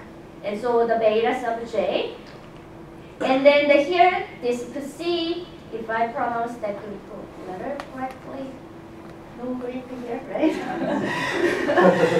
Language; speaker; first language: English; non-native, fluent; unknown